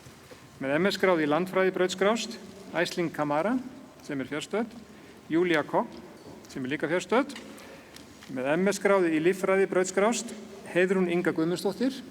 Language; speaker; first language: Icelandic; native; Icelandic